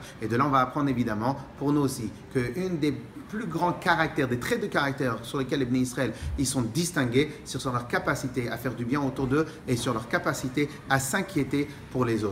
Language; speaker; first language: French; native; French